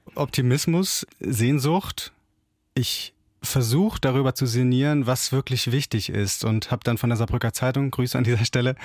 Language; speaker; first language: German; native; German